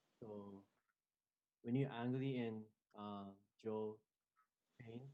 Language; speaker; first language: English; non-native, fluent; Japanese